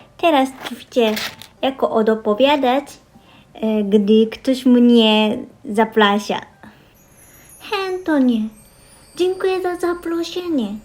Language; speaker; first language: Polish; non-native, learner; Japanese